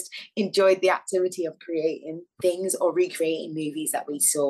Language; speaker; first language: English; native; English